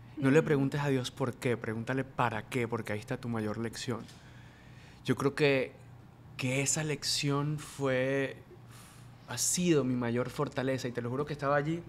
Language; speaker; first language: Spanish; native; Spanish